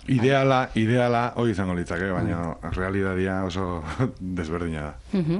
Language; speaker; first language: Basque; native; Basque